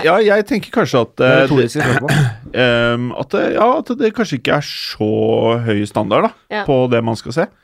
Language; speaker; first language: Norwegian; native; Norwegian